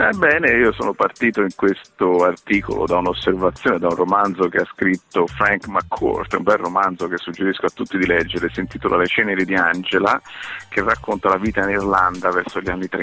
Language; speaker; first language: Italian; native; Italian